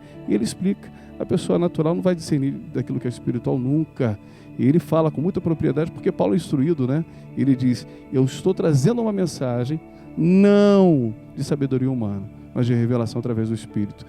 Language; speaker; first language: Portuguese; native; Portuguese